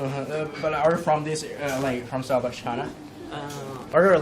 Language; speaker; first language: English; non-native, fluent; Chinese